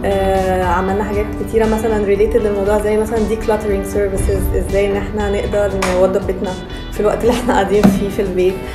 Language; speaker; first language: Arabic; native; Arabic